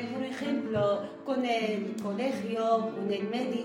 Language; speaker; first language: Spanish; non-native, learner; Arabic